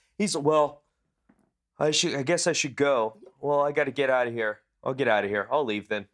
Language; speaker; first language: English; native; English